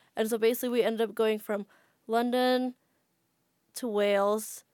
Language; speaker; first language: English; non-native, fluent; Indonesian